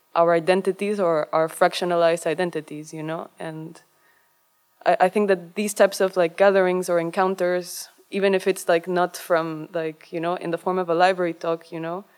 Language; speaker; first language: English; non-native, fluent; Spanish